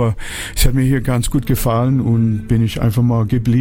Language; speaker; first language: German; non-native, fluent; English